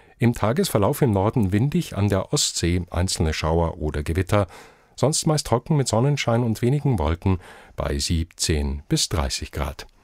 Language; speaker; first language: German; native; German